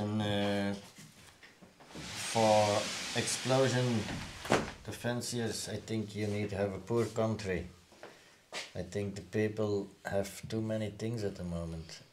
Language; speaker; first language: English; non-native, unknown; Dutch